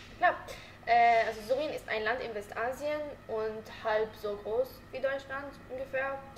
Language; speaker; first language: German; non-native, learner; Arabic